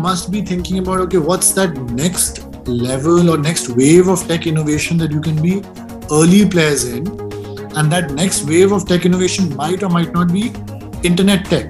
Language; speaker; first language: English; non-native, local second language; Hindi